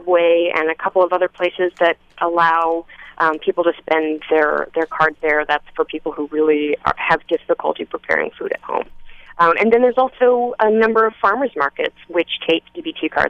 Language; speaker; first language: English; native; English